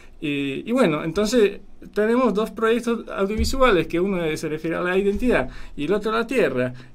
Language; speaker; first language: Spanish; non-native, fluent; Polish